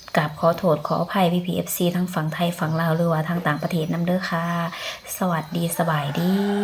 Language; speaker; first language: Thai; native; Thai